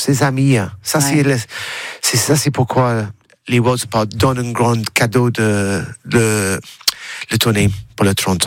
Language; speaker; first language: French; non-native, learner; English